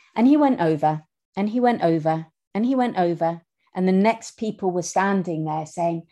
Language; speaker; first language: English; native; English